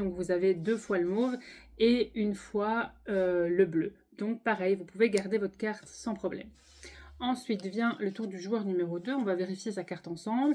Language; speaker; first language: French; native; French